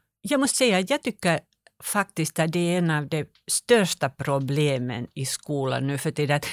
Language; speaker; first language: Swedish; non-native, local second language; Finnish